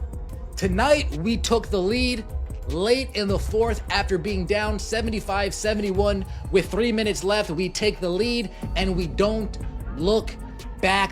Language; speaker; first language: English; native; English